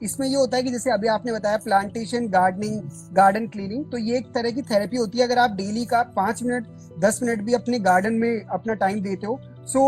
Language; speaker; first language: Hindi; native; Hindi